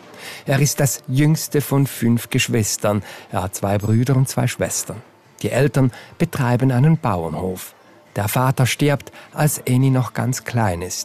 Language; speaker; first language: German; native; German